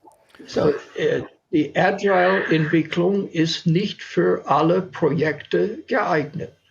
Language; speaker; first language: German; non-native, fluent; English